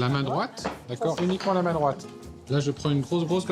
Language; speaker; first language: French; native; French